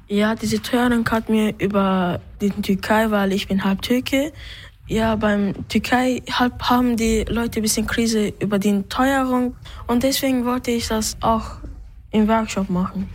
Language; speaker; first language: German; early bilingual, other home language; Turkish